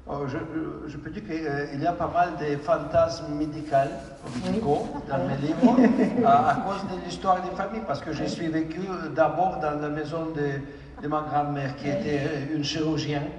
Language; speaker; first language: French; non-native, fluent; Russian